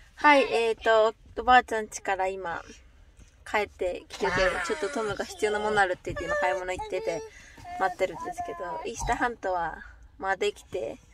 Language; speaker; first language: Japanese; native; Japanese